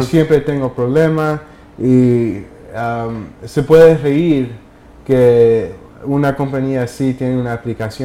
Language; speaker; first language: Spanish; early bilingual, heritage; English